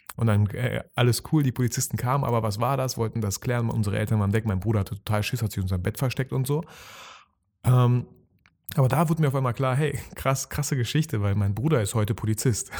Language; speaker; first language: German; early bilingual, other home language; Russian